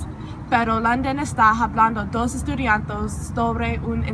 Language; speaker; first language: Spanish; non-native, learner; English